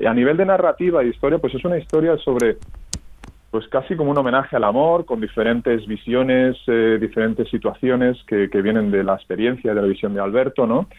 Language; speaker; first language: Spanish; native; Spanish